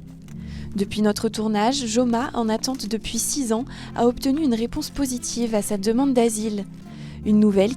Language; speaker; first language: French; native; French